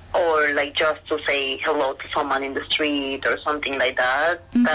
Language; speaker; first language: English; non-native, learner; Spanish